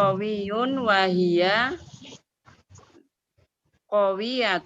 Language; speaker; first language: Arabic; non-native, learner; Indonesian